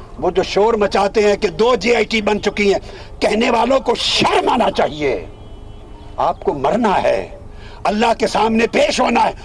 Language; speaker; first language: Urdu; non-native, local second language; Punjabi